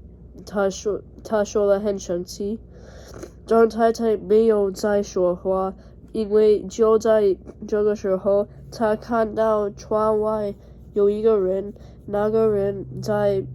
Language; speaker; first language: Chinese; non-native, learner; English